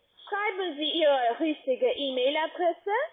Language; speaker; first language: German; non-native, learner; Russian